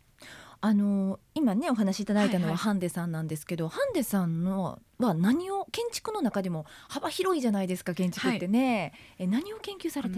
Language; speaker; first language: Japanese; native; Japanese